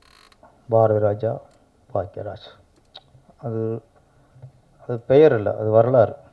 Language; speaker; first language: Tamil; native; Tamil